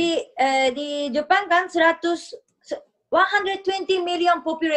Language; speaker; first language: Indonesian; non-native, fluent; Japanese